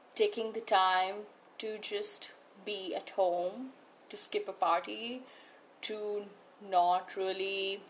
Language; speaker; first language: English; non-native, local second language; Hindi